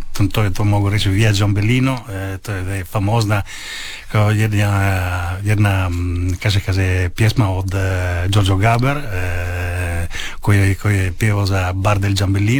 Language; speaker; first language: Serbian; non-native, learner; Italian